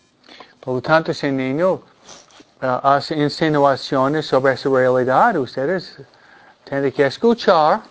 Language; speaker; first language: Spanish; non-native, fluent; English